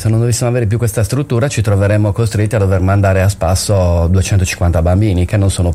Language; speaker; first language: Italian; native; Italian